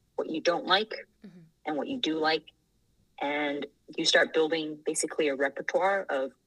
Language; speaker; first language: English; non-native, fluent; Thai